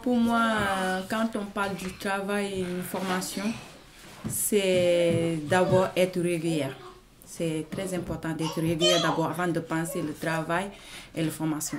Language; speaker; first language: French; non-native, fluent; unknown